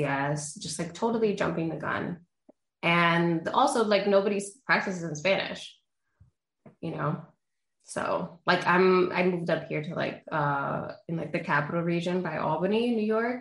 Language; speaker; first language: English; early bilingual, other home language; Spanish